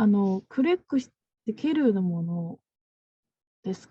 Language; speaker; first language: Japanese; non-native, learner; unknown